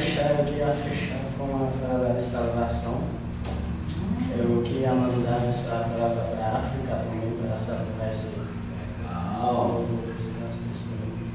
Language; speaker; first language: Portuguese; non-native, fluent; Haitian Creole